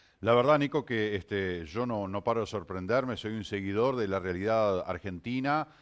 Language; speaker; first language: Spanish; native; Spanish